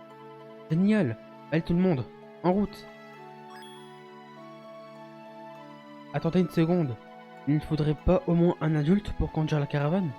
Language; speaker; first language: French; native; French